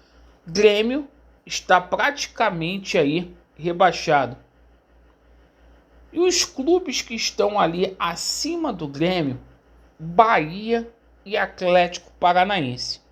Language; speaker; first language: Portuguese; native; Portuguese